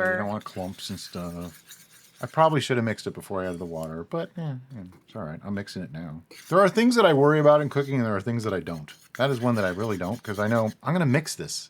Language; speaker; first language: English; native; English